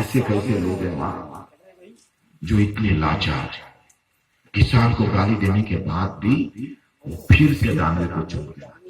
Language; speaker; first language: Hindi; non-native, local second language; Marathi